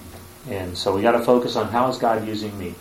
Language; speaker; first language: English; native; English